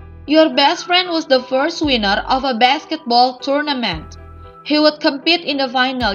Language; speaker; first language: English; non-native, fluent; Indonesian